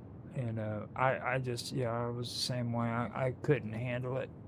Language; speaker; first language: English; native; English